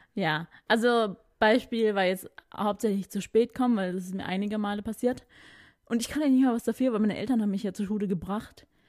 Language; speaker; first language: German; early bilingual, other home language; Filipino